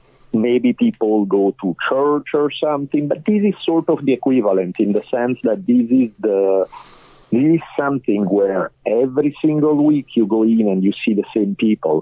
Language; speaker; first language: English; non-native, fluent; Italian